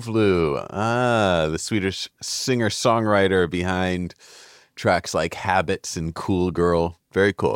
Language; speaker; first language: English; native; English